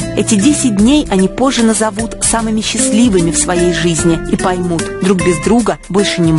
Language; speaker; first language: Russian; native; Russian